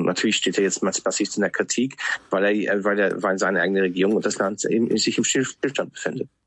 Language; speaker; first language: German; non-native, fluent; English